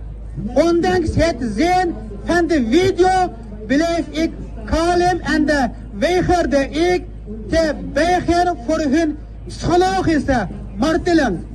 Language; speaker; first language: Dutch; non-native, fluent; Uyghur